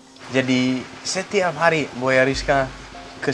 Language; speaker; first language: Indonesian; non-native, learner; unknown